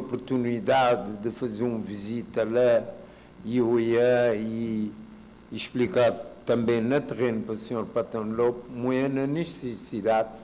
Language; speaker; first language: Portuguese; non-native, local second language; Kabuverdianu